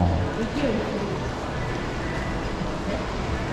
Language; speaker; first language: Japanese; native; Japanese